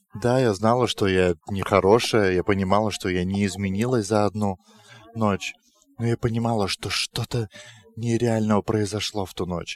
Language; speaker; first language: Russian; non-native, fluent; Lithuanian